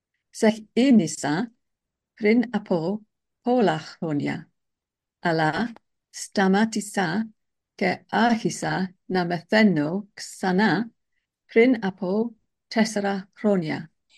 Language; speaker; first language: Greek; non-native, learner; English